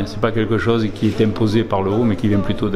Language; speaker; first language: French; native; French